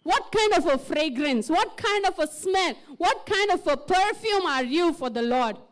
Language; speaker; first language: English; non-native, local second language; Kannada